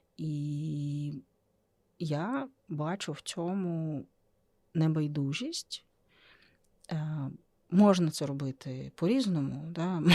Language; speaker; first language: Ukrainian; native; Ukrainian